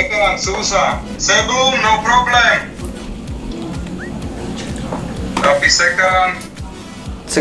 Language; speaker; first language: Indonesian; non-native, learner; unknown